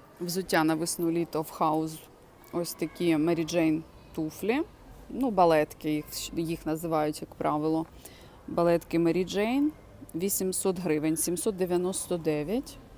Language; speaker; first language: Ukrainian; non-native, local second language; Russian